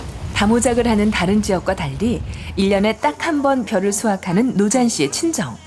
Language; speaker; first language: Korean; native; Korean